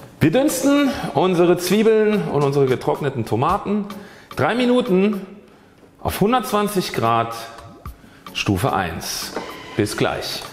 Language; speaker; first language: German; native; German